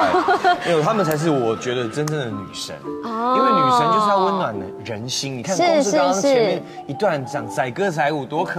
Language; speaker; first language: Chinese; native; Chinese